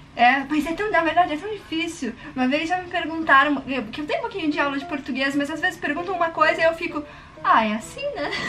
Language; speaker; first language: Portuguese; native; Portuguese